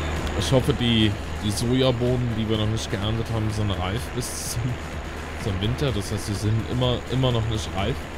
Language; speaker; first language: German; native; German